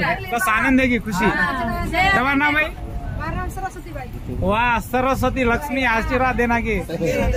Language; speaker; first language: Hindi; non-native, local second language; Lambadi